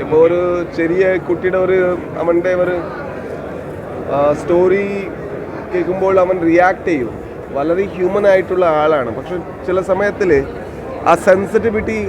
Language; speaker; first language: Malayalam; non-native, learner; Kannada